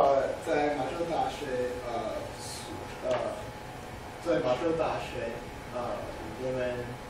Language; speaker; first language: Chinese; non-native, learner; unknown